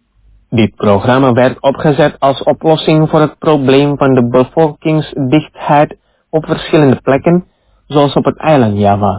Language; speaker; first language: Dutch; non-native, fluent; Indonesian